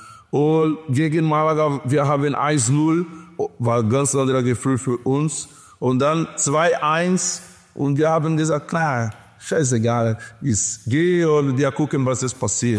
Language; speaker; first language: German; non-native, learner; Portuguese